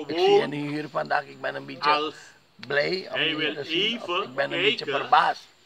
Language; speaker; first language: Dutch; non-native, local second language; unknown